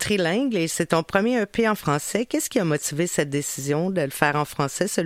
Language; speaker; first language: French; native; French